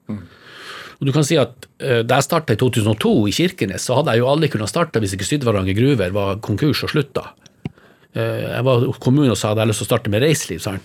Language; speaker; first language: Norwegian; native; Norwegian